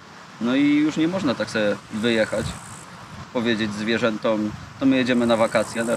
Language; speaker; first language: Polish; native; Polish